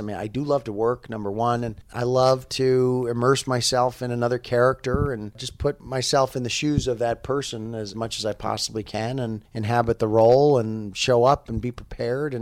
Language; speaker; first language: English; native; English